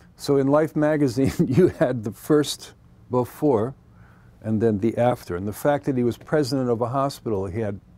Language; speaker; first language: English; native; English